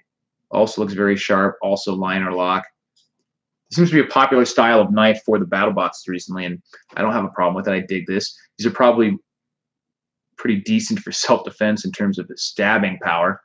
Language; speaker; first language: English; native; English